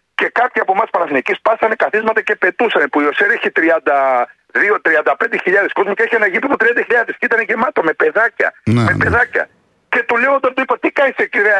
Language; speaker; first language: Greek; native; Greek